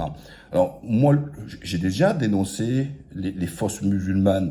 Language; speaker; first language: French; native; French